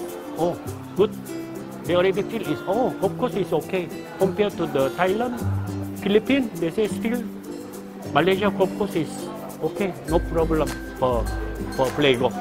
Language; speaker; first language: English; non-native, learner; Korean